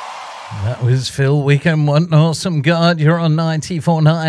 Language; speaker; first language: English; native; English